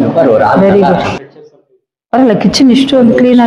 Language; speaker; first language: Kannada; non-native, local second language; Tamil